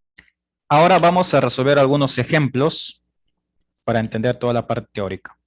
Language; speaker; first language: Spanish; native; Spanish